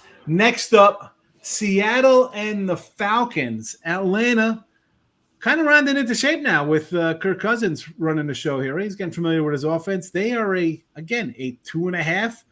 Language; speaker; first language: English; native; English